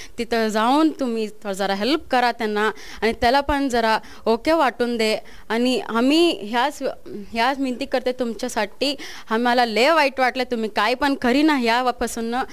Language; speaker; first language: Marathi; non-native, local second language; Kannada